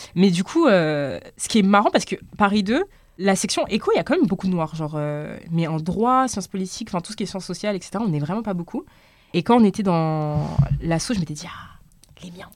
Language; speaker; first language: French; early bilingual, other home language; Lingala